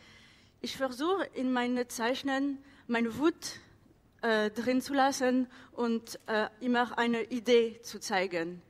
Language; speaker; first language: German; non-native, learner; French